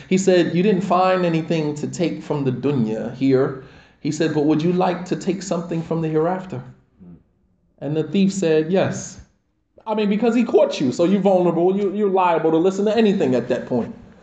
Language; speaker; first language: English; native; English